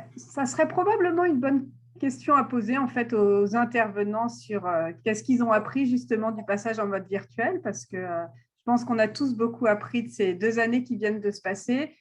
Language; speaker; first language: French; native; French